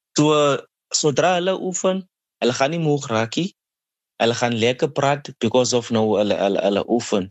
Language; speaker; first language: Afrikaans; non-native, local second language; Xhosa